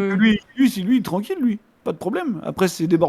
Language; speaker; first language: French; native; French